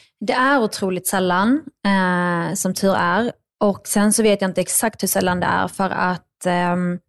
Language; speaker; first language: Swedish; early bilingual, other home language; Arabic